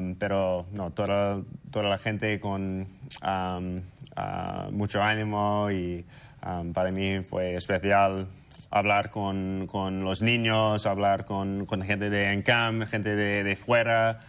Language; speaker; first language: Spanish; non-native, fluent; English